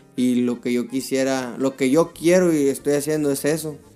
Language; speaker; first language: Spanish; early bilingual, heritage; Spanish